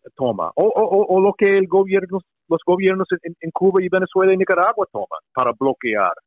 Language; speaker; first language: Spanish; non-native, fluent; English